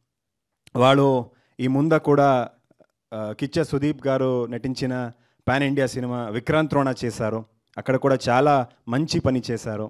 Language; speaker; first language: Telugu; non-native, learner; Kannada